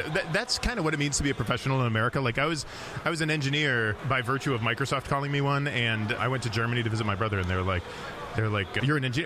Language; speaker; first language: English; native; English